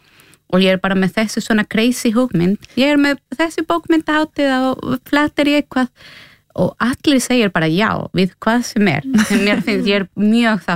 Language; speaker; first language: Icelandic; non-native, learner; Spanish